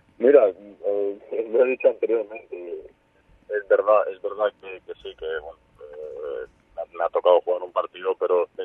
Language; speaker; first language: Spanish; non-native, fluent; Serbian